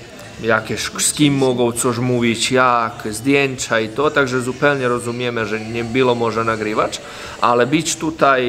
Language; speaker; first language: Polish; non-native, fluent; Croatian